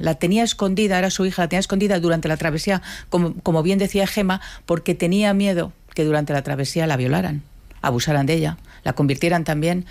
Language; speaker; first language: Spanish; native; Spanish